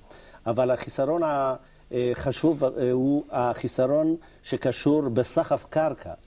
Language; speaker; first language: Hebrew; native; Hebrew